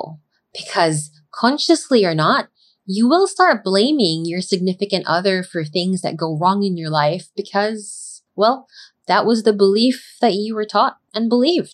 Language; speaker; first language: English; non-native, local second language; Filipino